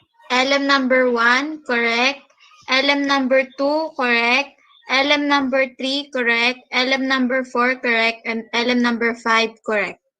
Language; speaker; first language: English; non-native, local second language; Filipino